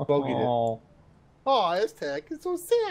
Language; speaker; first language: English; native; English